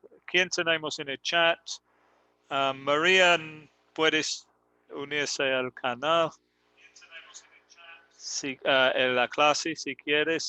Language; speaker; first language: Spanish; non-native, learner; English